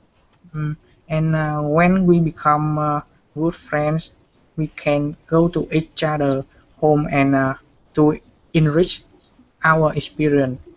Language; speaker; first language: English; non-native, learner; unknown